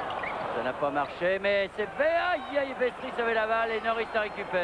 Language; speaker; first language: French; native; French